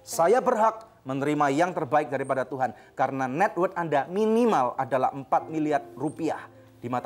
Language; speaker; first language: Indonesian; native; Indonesian